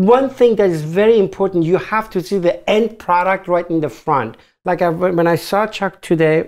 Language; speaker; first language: English; non-native, fluent; German